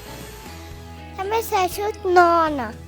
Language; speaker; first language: Thai; early bilingual, heritage; Thai